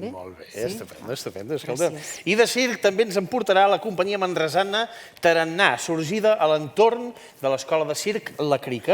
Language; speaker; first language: Catalan; native; Catalan